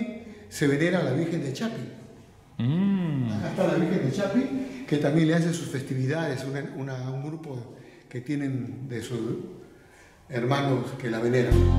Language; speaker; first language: Spanish; native; Spanish